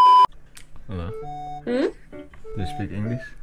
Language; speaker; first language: English; non-native, fluent; Indonesian